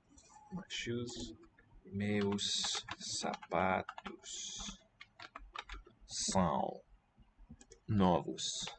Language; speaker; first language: Portuguese; non-native, learner; English